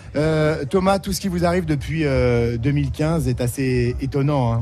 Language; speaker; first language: French; native; French